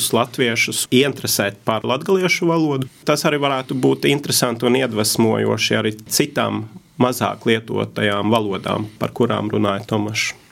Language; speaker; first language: Latvian; non-native, fluent; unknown